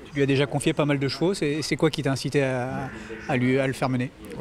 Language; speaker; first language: French; native; French